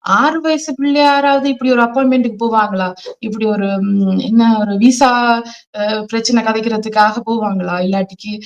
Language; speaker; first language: Tamil; early bilingual, heritage; Tamil